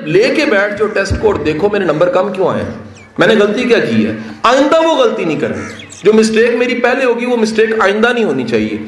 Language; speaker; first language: Urdu; native; Urdu